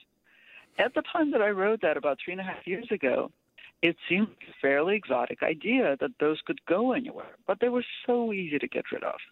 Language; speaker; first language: English; non-native, fluent; Russian